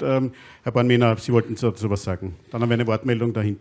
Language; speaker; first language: German; native; German